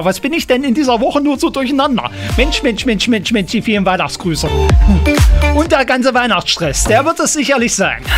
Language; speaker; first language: German; native; German